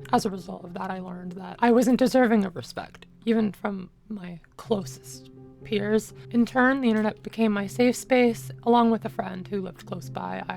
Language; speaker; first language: English; native; English